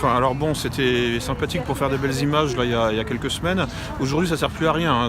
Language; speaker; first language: French; native; French